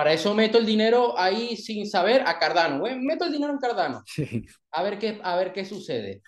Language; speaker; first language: Spanish; native; Spanish